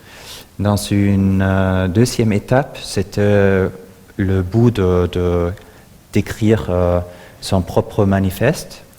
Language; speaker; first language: French; non-native, fluent; German